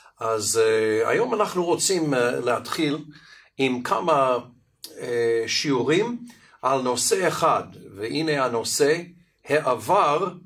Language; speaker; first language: Hebrew; non-native, fluent; Russian